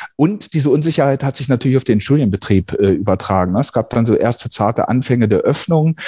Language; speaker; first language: German; native; German